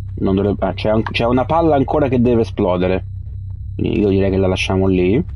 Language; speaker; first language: Italian; native; Italian